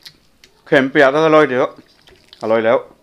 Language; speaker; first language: Thai; non-native, learner; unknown